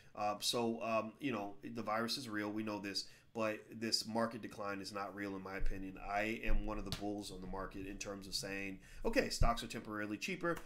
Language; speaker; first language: English; native; English